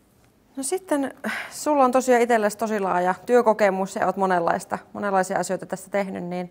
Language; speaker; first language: Finnish; native; Finnish